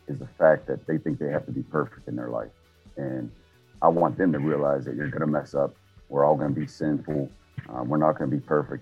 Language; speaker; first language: English; native; English